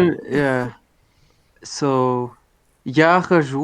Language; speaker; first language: English; non-native, fluent; Portuguese